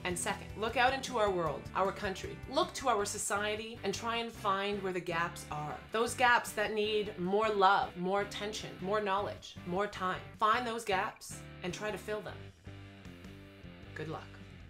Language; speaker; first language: English; native; English